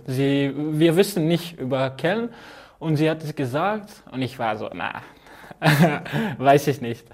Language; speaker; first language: German; non-native, learner; Croatian